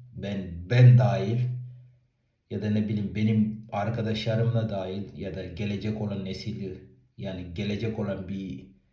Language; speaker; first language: Turkish; non-native, fluent; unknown